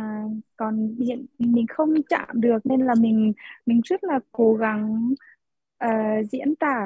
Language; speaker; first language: Vietnamese; early bilingual, heritage; Vietnamese